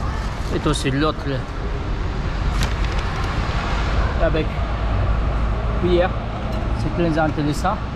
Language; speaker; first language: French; non-native, learner; Japanese